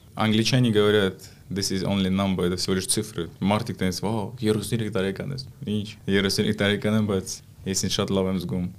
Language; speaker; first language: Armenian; early bilingual, heritage; Armenian